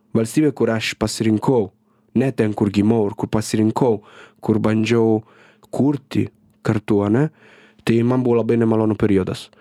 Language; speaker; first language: Lithuanian; non-native, fluent; Italian